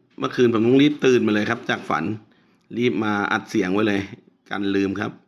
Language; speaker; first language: Thai; native; Thai